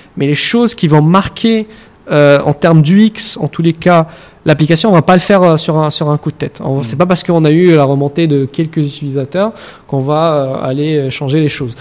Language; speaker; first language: French; non-native, local second language; Arabic